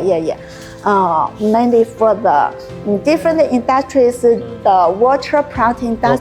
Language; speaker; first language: English; non-native, learner; Chinese